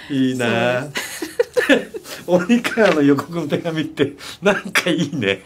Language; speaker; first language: Japanese; native; Japanese